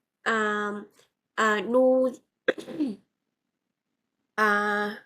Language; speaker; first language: French; non-native, learner; Vietnamese